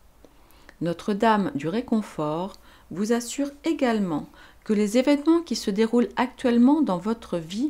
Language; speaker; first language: French; native; French